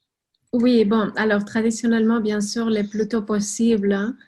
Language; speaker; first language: French; non-native, fluent; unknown